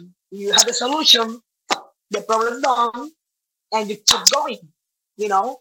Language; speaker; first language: English; non-native, learner; Spanish